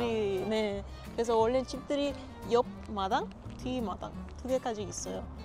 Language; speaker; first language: Korean; non-native, learner; Papiamento